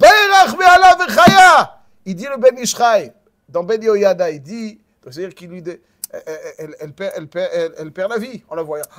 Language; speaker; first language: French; native; French